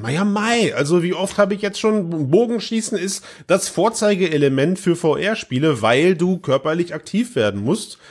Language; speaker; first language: German; native; German